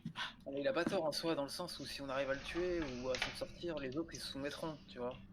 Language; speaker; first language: French; native; French